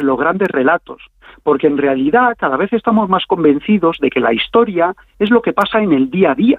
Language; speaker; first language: Spanish; native; Spanish